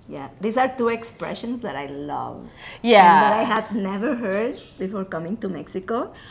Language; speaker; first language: English; non-native, fluent; Catalan